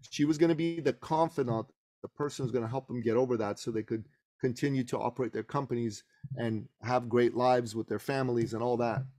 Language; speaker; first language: English; early bilingual, other home language; Persian